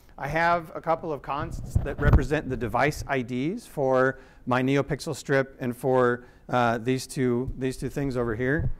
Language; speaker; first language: English; native; English